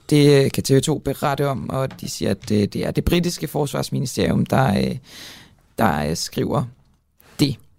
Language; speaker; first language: Danish; native; Danish